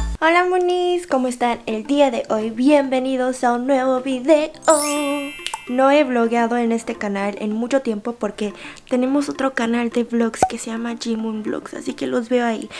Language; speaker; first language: Spanish; early bilingual, other home language; Korean